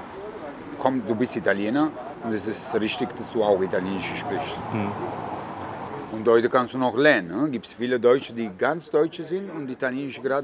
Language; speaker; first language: German; non-native, fluent; Italian